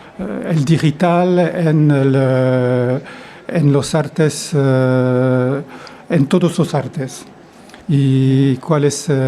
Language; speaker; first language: Spanish; non-native, fluent; French